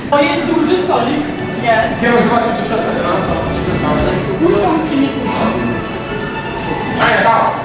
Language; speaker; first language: Polish; native; Polish